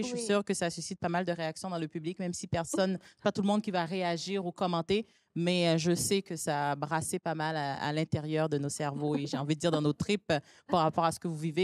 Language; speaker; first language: French; native; French